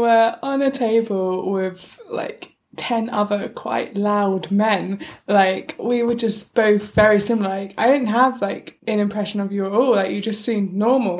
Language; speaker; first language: English; native; English